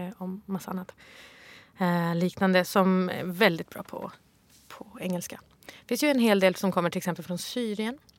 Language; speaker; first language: Swedish; early bilingual, other home language; Arabic